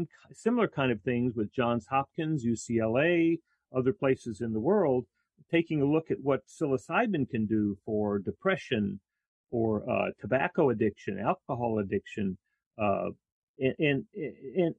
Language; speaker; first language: English; native; English